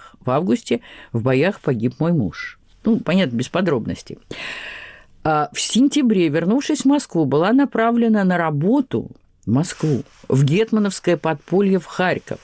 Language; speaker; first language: Russian; native; Russian